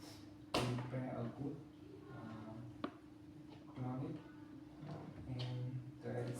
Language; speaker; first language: English; non-native, learner; Vietnamese